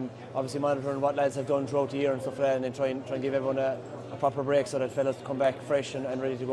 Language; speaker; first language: English; native; English